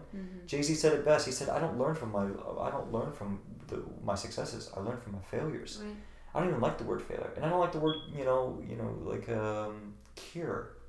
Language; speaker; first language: English; native; English